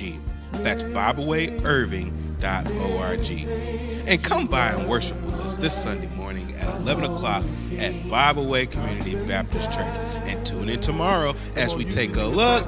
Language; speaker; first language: English; native; English